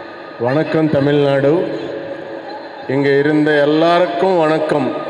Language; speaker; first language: Tamil; non-native, learner; Telugu